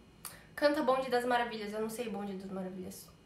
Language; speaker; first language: Portuguese; native; Portuguese